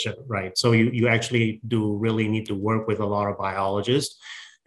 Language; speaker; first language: English; non-native, local second language; Min Nan Chinese